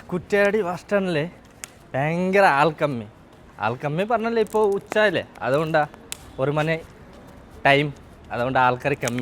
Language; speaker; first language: Malayalam; non-native, learner; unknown